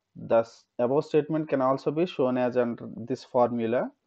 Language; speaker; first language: English; non-native, local second language; Telugu